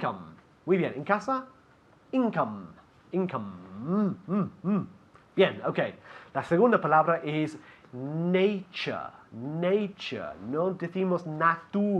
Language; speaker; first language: Spanish; non-native, fluent; English